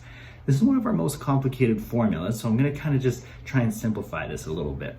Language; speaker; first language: English; native; English